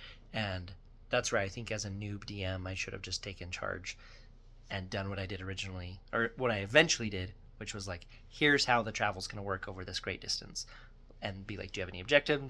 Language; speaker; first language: English; native; English